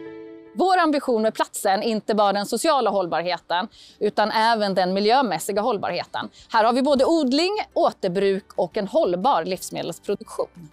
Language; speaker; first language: Swedish; native; Swedish